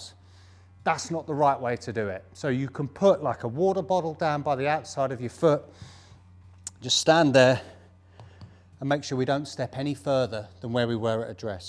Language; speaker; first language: English; native; English